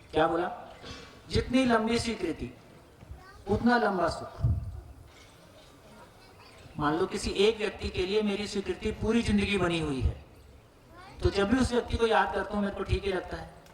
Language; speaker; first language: Hindi; native; Hindi